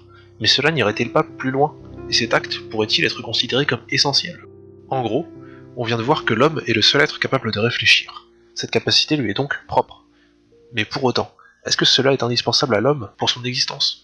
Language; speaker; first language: French; native; French